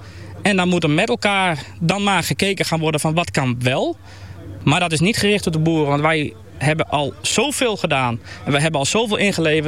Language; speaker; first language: Dutch; native; Dutch